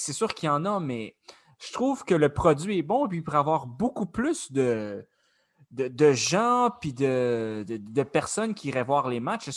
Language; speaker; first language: French; native; French